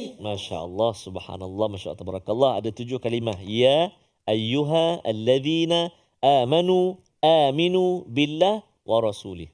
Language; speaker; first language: Malay; native; Malay